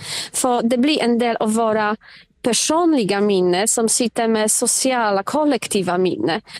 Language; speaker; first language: Swedish; non-native, fluent; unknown